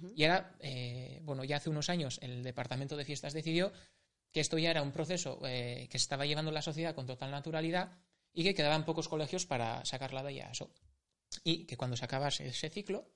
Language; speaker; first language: Spanish; native; Spanish